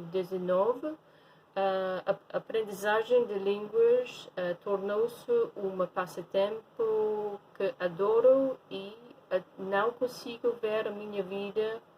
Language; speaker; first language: Portuguese; non-native, fluent; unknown